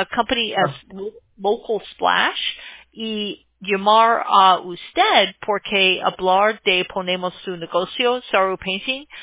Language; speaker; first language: Spanish; non-native, learner; English